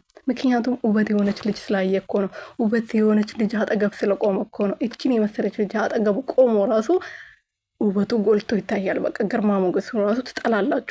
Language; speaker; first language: Amharic; native; Amharic